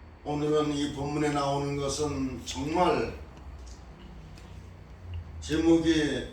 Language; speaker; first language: Korean; native; Korean